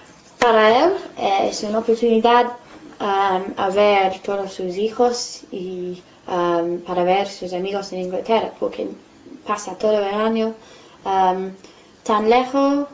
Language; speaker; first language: Spanish; non-native, learner; English